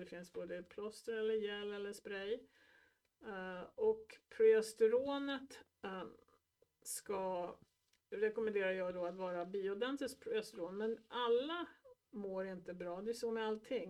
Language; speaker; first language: Swedish; native; Swedish